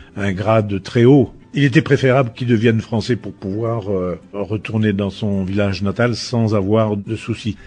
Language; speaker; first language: French; native; French